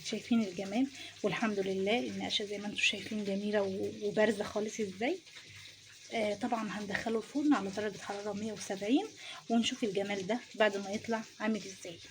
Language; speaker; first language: Arabic; native; Arabic